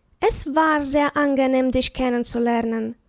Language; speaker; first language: German; non-native, fluent; Ukrainian